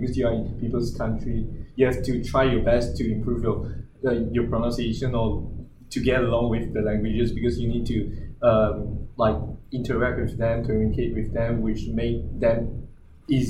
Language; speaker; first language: English; non-native, local second language; Chinese